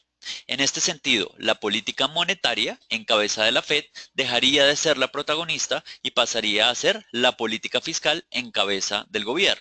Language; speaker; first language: Spanish; native; Spanish